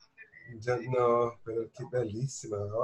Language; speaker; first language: Spanish; non-native, learner; Portuguese